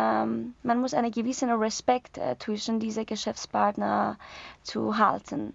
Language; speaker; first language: German; non-native, learner; Persian